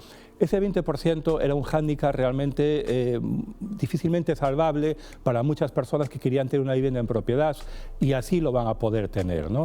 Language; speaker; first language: Spanish; native; Spanish